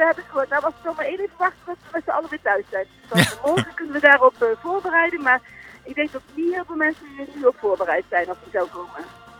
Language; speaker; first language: Dutch; native; Dutch